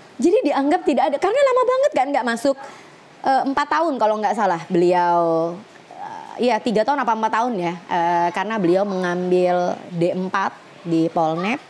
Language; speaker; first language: Indonesian; native; Indonesian